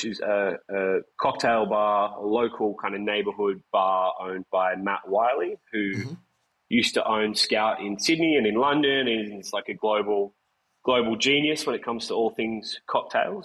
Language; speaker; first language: English; native; English